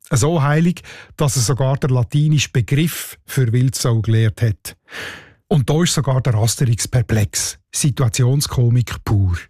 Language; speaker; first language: German; native; German